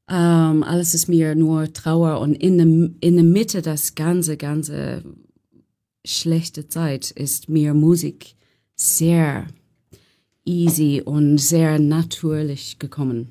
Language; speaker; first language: German; non-native, learner; English